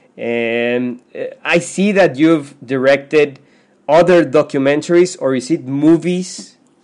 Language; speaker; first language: English; non-native, fluent; Spanish